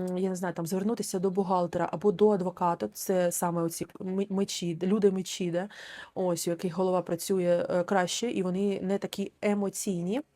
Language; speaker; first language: Ukrainian; non-native, local second language; Russian